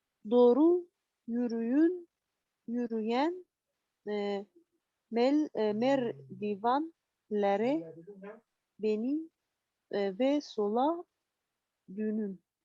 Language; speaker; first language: Turkish; non-native, learner; Arabic